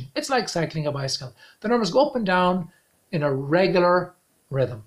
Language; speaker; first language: English; native; English